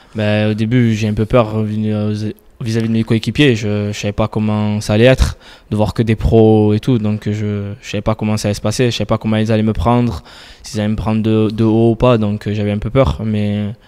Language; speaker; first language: French; native; French